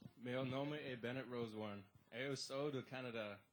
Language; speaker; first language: Portuguese; non-native, learner; English